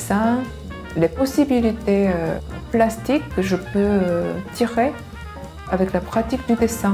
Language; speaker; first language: French; non-native, fluent; Korean